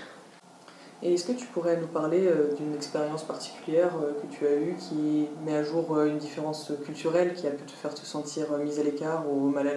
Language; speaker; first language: French; non-native, fluent; Russian